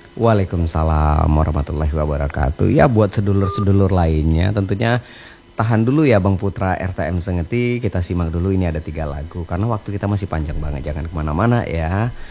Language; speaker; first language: Indonesian; native; Indonesian